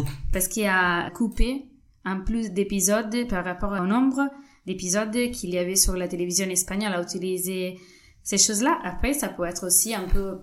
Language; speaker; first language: French; non-native, fluent; Spanish